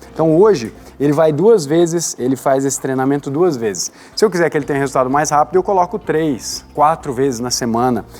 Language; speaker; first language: Portuguese; native; Portuguese